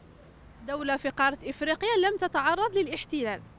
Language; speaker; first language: Arabic; native; Arabic